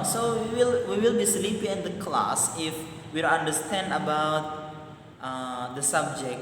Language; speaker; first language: English; non-native, learner; Madurese